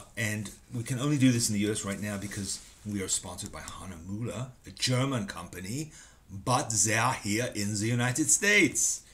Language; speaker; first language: English; native; English